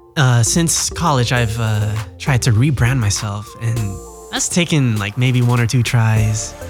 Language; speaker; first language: English; native; English